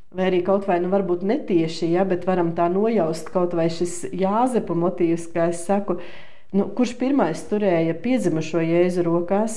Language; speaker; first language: Latvian; native; Latvian